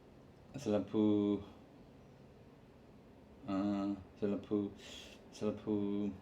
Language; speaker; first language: French; non-native, learner; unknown